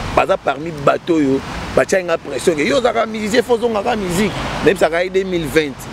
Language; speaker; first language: Lingala; native; Lingala